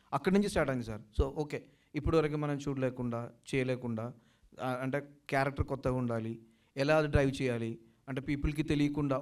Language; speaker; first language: Telugu; non-native, learner; Malayalam